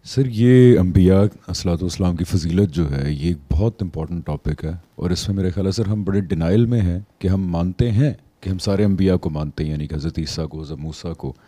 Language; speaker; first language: Urdu; native; Urdu